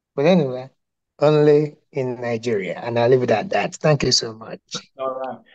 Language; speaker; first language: English; non-native, local second language; Igbo